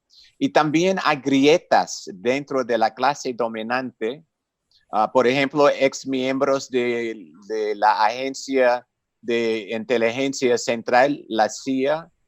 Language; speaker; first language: Spanish; non-native, fluent; English